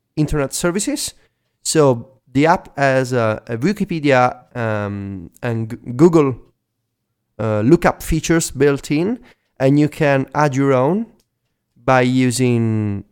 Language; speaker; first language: English; non-native, fluent; Italian